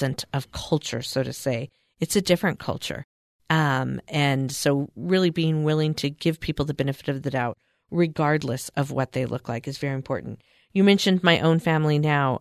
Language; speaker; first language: English; native; English